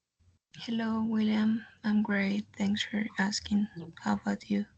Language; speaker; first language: English; non-native, learner; Spanish